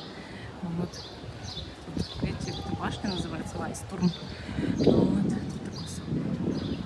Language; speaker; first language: Russian; native; Russian